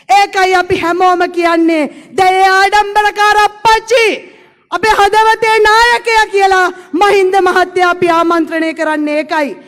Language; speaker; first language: Sinhala; native; Sinhala